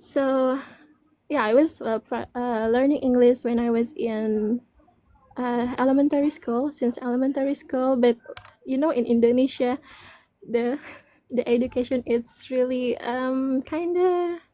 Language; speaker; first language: English; non-native, learner; Indonesian